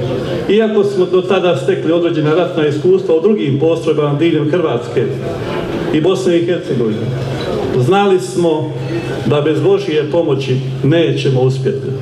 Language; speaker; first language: Croatian; native; Croatian